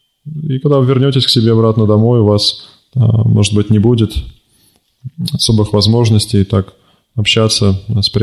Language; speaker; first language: Russian; native; Russian